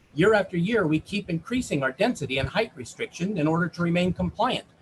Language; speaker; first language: English; native; English